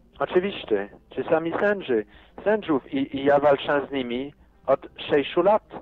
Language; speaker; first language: Polish; non-native, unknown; French